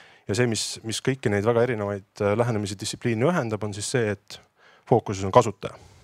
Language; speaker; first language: Estonian; native; Estonian